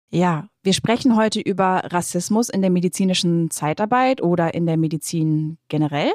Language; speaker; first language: German; native; German